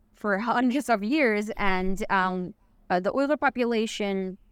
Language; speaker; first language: English; non-native, fluent; Chinese